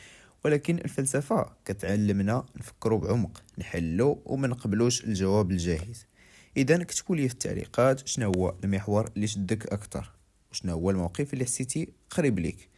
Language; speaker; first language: Arabic; native; Arabic